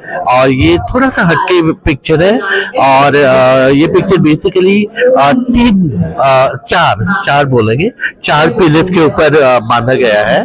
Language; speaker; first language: Hindi; non-native, local second language; Assamese